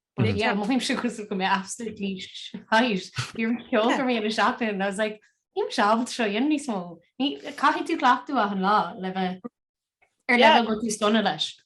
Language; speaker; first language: Irish; native; Irish